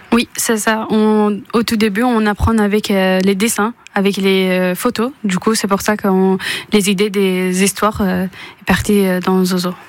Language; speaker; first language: French; non-native, learner; Persian